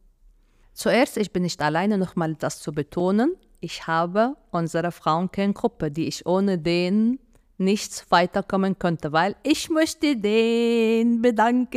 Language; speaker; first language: German; non-native, fluent; Arabic